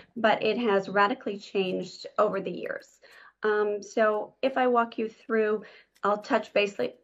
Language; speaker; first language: English; native; English